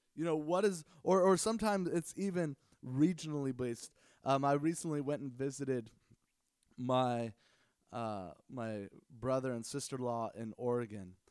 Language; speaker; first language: English; native; English